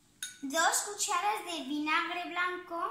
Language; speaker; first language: Spanish; non-native, learner; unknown